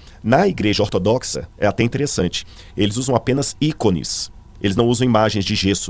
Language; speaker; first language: Portuguese; native; Portuguese